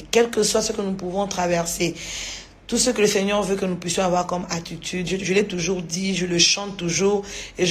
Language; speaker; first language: French; non-native, local second language; Lingala